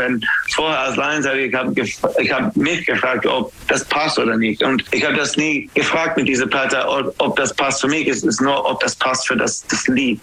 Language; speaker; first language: German; non-native, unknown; English